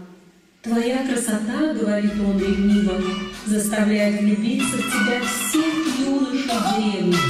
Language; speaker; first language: Russian; native; Russian